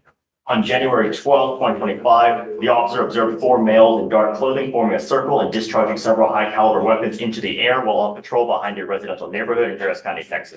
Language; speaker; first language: English; native; English